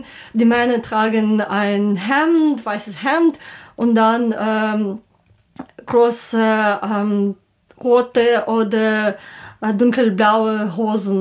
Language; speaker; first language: German; non-native, learner; Ukrainian